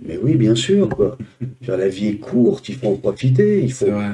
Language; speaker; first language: French; native; French